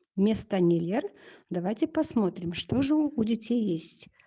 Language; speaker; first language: Russian; non-native, local second language; Kazakh